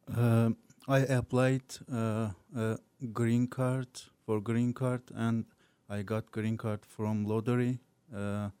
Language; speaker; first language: English; non-native, learner; Turkish